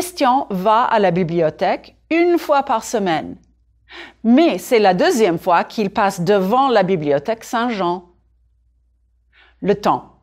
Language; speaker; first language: French; non-native, fluent; English